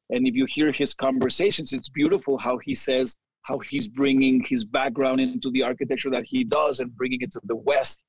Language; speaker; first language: English; early bilingual, other home language; Spanish